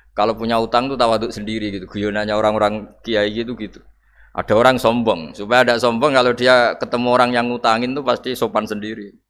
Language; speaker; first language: Indonesian; non-native, local second language; Javanese